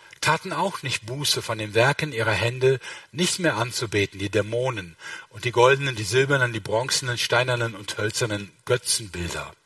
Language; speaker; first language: German; native; German